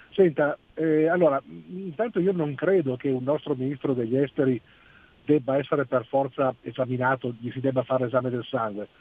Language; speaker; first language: Italian; non-native, fluent; Arabic